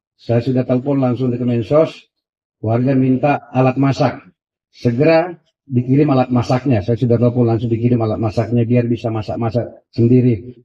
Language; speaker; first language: Indonesian; non-native, local second language; Buginese